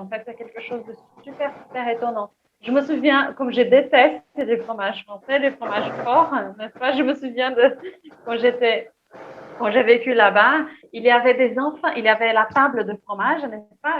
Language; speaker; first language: French; non-native, fluent; Portuguese